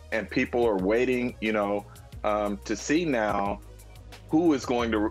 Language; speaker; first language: English; native; English